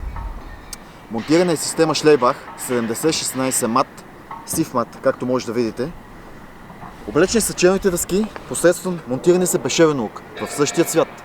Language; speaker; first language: Bulgarian; native; Bulgarian